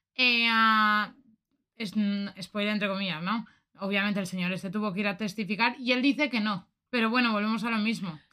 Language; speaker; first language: Spanish; native; Spanish